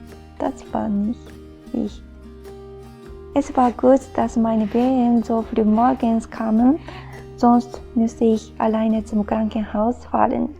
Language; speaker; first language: German; non-native, fluent; Japanese